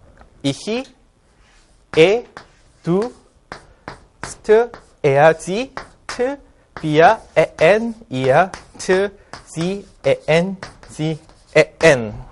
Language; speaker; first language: German; non-native, fluent; Korean